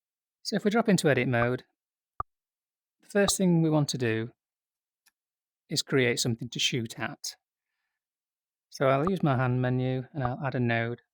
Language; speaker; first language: English; native; English